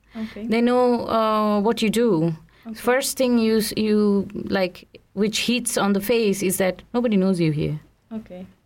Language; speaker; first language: English; non-native, local second language; Bangla